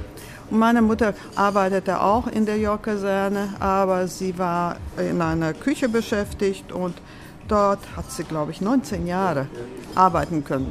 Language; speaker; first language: German; early bilingual, other home language; Latvian